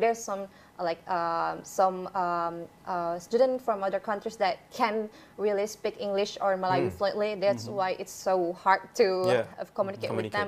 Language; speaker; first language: English; non-native, fluent; Indonesian